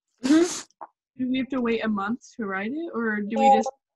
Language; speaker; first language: English; native; English